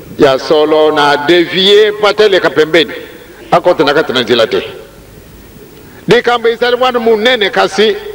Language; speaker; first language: Lingala; non-native, local second language; Kongo